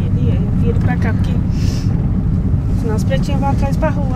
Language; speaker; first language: Portuguese; native; Portuguese